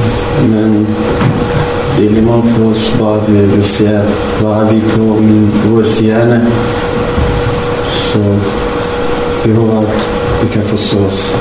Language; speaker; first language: Danish; non-native, learner; Persian